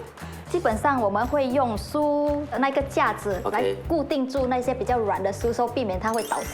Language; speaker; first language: Chinese; native; Chinese